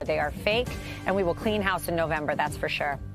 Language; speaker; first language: English; native; English